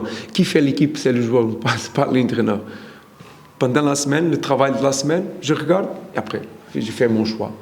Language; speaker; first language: French; non-native, learner; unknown